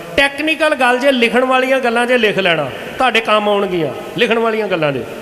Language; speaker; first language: Punjabi; native; Punjabi